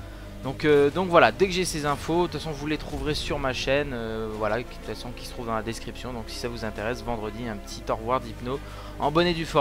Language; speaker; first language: French; native; French